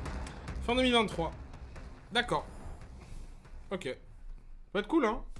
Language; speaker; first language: French; native; French